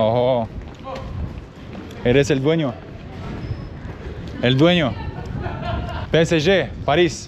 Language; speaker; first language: Spanish; non-native, learner; English